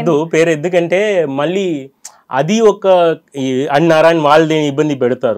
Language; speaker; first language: Telugu; non-native, fluent; Tamil